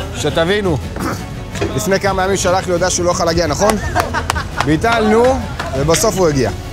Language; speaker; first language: Hebrew; native; Hebrew